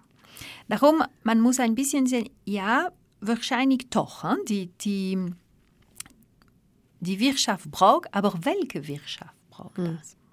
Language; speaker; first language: German; non-native, fluent; French